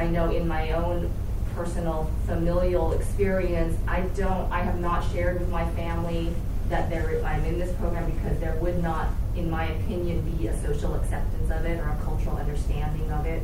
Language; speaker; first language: English; native; English